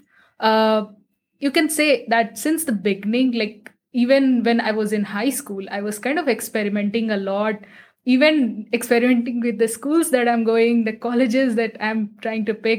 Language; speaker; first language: English; non-native, local second language; Hindi